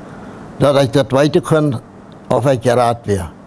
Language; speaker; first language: German; non-native, local second language; Plautdietsch